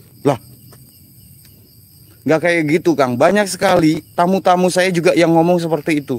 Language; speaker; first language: Indonesian; non-native, local second language; Javanese